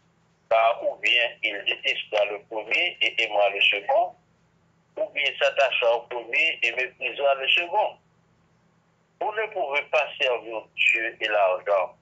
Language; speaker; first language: French; non-native, local second language; Haitian Creole